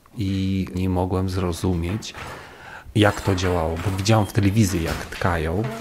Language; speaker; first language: Polish; early bilingual, heritage; Polish